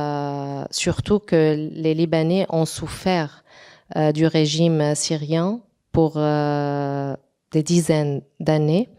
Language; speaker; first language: French; non-native, local second language; Arabic